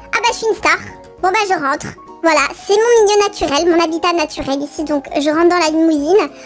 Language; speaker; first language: French; early bilingual, other home language; Polish